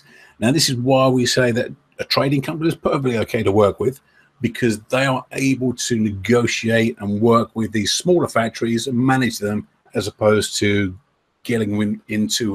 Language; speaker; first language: English; native; English